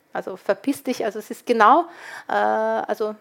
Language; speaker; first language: German; early bilingual, other home language; Ukrainian